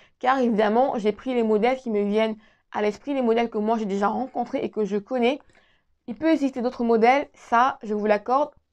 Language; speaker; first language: French; native; French